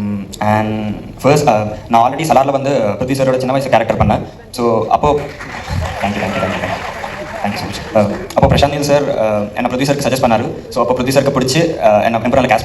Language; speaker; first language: Tamil; non-native, learner; Malayalam